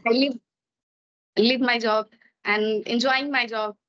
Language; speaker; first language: English; non-native, learner; Maithili